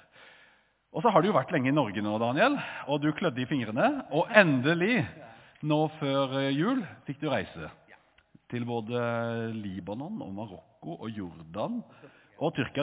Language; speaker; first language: Norwegian; native; Norwegian